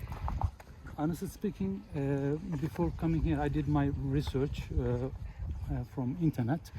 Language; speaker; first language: English; non-native, fluent; Turkish